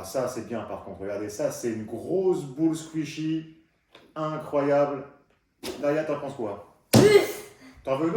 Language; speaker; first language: French; native; French